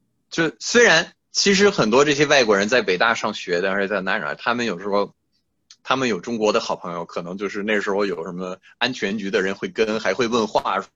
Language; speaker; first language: Chinese; non-native, fluent; French